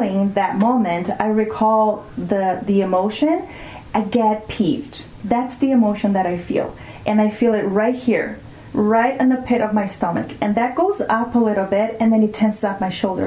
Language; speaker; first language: English; non-native, fluent; Portuguese